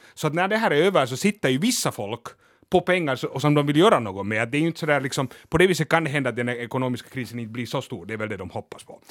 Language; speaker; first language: Swedish; native; Swedish